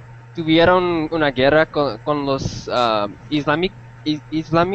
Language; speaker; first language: Spanish; non-native, learner; English